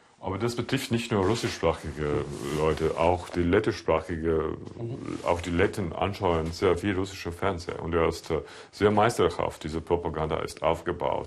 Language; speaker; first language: German; non-native, fluent; Latvian